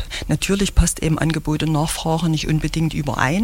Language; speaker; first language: German; native; German